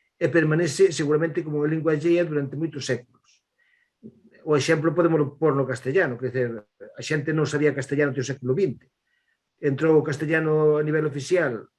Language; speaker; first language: Galician; native; Galician